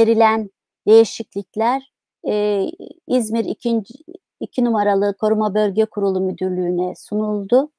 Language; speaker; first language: Turkish; native; Turkish